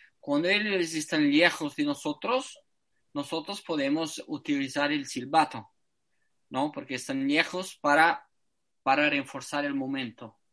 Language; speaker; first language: Spanish; non-native, fluent; Italian